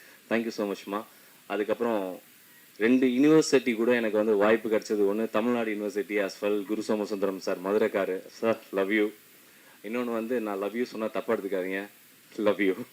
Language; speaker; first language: Tamil; native; Tamil